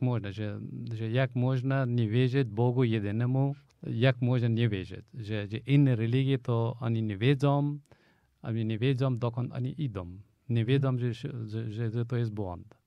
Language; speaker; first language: Polish; non-native, fluent; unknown